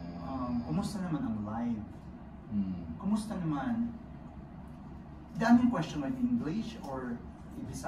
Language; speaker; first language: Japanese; non-native, learner; Filipino